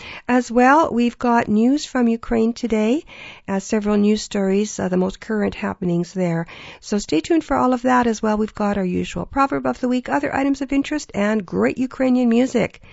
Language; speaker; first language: English; early bilingual, other home language; Ukrainian